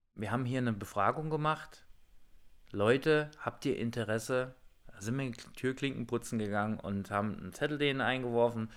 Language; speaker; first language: German; native; German